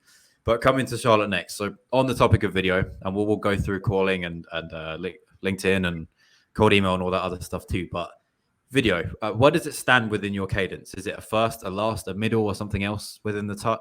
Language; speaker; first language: English; native; English